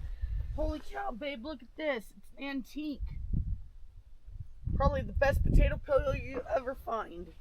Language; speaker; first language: English; native; English